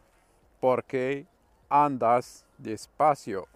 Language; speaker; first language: Spanish; non-native, fluent; Arabic